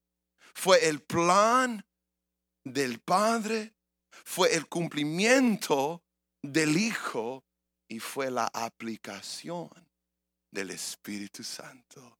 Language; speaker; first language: Spanish; early bilingual, heritage; English